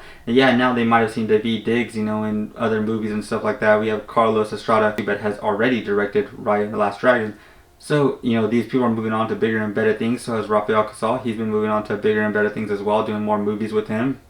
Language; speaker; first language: English; native; English